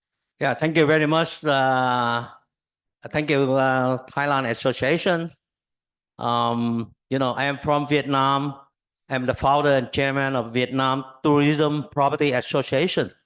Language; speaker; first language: English; non-native, learner; Vietnamese